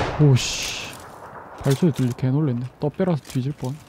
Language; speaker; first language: Korean; native; Korean